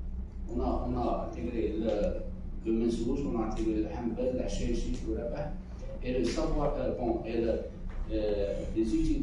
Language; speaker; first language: French; non-native, local second language; Arabic